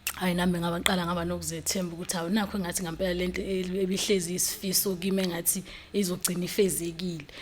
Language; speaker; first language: Zulu; native; Zulu